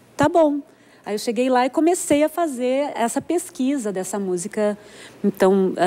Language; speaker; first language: Portuguese; native; Portuguese